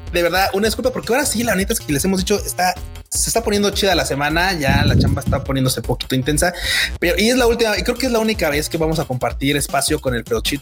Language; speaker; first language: Spanish; native; Spanish